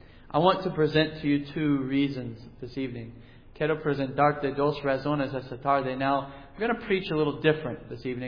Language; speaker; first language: English; native; English